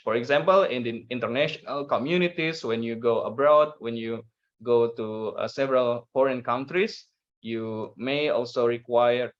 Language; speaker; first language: English; non-native, learner; Indonesian